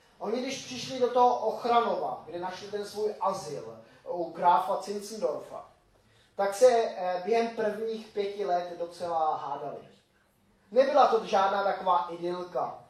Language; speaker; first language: Czech; native; Czech